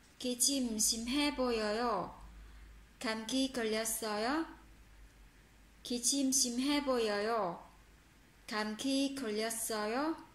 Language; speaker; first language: Korean; non-native, fluent; Vietnamese